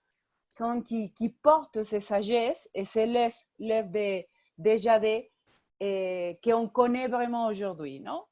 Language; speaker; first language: French; non-native, fluent; Spanish